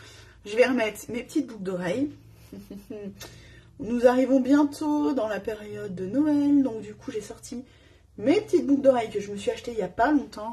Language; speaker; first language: French; native; French